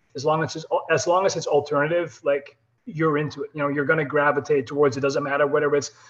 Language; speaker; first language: English; non-native, fluent; Dutch